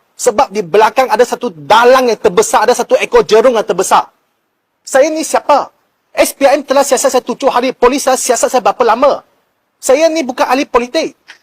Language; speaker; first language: Malay; non-native, local second language; Chinese